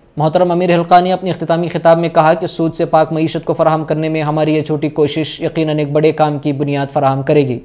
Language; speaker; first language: Urdu; native; Urdu